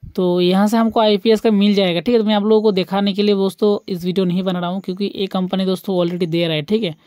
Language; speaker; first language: Hindi; non-native, local second language; Bangla